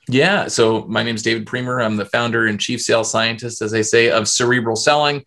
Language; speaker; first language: English; native; English